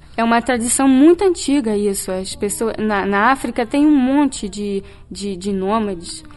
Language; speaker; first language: Portuguese; non-native, fluent; French